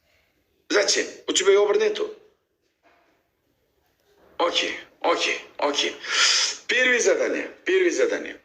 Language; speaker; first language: Russian; non-native, learner; Uzbek